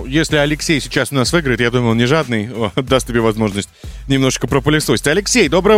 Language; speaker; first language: Russian; native; Russian